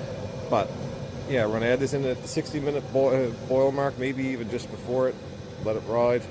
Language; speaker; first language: English; native; English